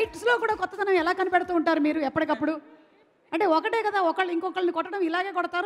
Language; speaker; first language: Telugu; native; Telugu